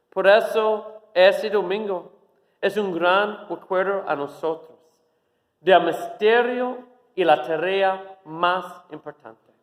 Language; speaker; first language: Spanish; non-native, fluent; English